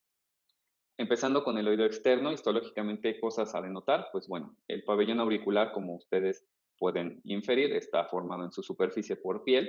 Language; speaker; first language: Spanish; native; Spanish